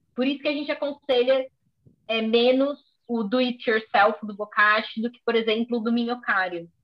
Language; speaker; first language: Portuguese; native; Portuguese